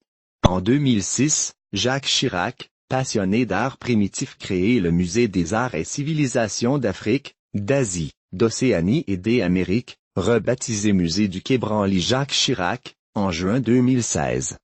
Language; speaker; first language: French; native; French